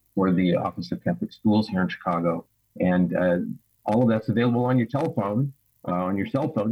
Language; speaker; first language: English; native; English